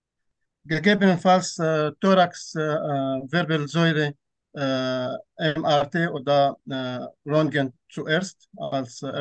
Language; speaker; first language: German; non-native, fluent; Turkish